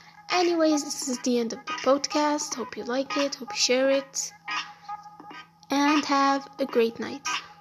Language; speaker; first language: English; non-native, fluent; Arabic